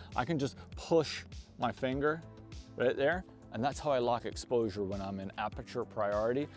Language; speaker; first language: English; native; English